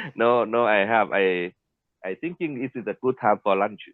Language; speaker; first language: English; non-native, learner; Thai